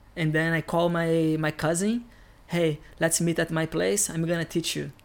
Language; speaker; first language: English; non-native, fluent; Portuguese